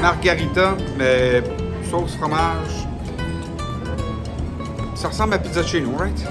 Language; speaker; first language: French; native; French